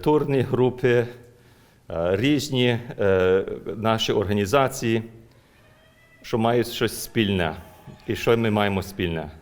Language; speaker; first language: Ukrainian; early bilingual, heritage; Ukrainian